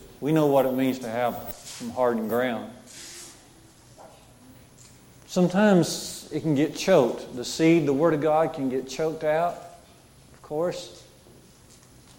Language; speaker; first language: English; native; English